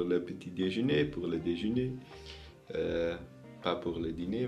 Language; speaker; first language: French; non-native, learner; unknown